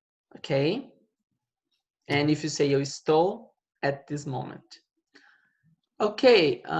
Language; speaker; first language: English; non-native, fluent; Portuguese